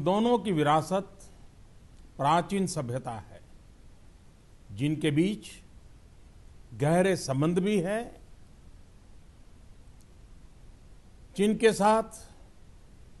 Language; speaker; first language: Hindi; non-native, local second language; Gujarati